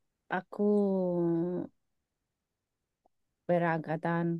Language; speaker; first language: Indonesian; non-native, learner; English